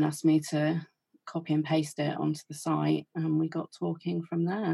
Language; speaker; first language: English; native; English